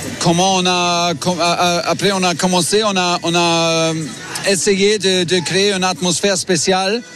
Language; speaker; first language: French; non-native, learner; German